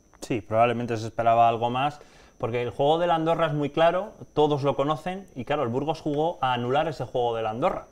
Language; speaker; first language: Spanish; native; Spanish